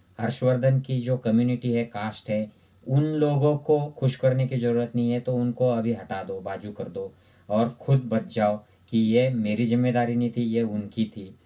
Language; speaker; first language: Hindi; non-native, local second language; Marathi